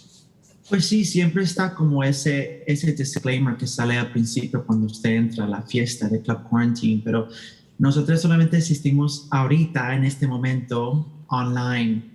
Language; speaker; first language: Spanish; early bilingual, heritage; Spanish